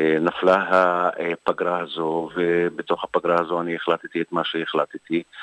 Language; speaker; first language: Hebrew; non-native, local second language; Arabic